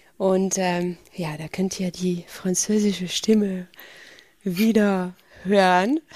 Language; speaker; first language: German; non-native, fluent; French